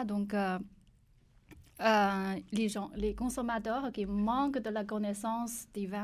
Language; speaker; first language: French; non-native, learner; Chinese